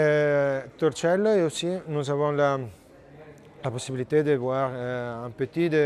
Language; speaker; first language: French; non-native, learner; Italian